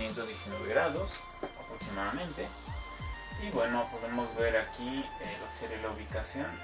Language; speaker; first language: Spanish; native; Spanish